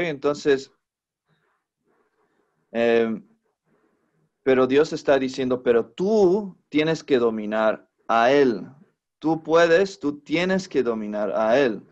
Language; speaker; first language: Spanish; non-native, fluent; English